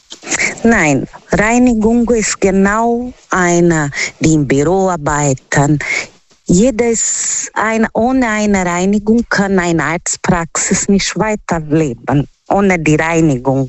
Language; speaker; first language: German; non-native, fluent; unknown